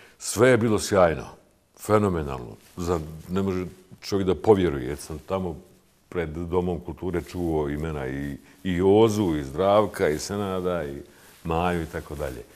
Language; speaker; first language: Bosnian; native; Bosnian